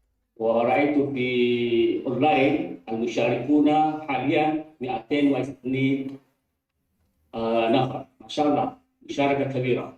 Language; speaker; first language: Arabic; non-native, fluent; Indonesian